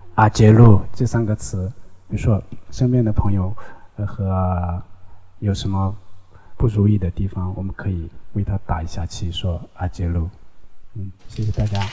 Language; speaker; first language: Chinese; non-native, local second language; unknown